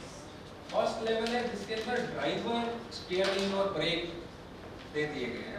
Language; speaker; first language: Hindi; native; Hindi